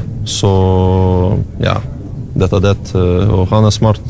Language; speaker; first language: Norwegian; non-native, learner; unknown